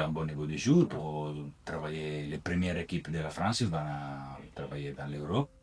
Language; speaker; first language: French; non-native, learner; Italian